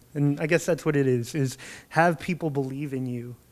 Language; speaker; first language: English; native; English